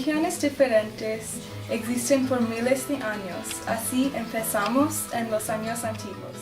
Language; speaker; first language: Spanish; non-native, learner; English